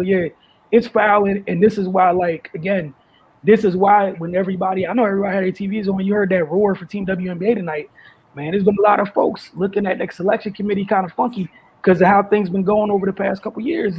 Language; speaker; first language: English; native; English